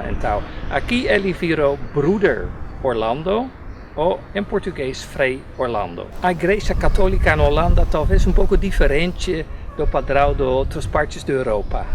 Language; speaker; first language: Portuguese; non-native, fluent; Dutch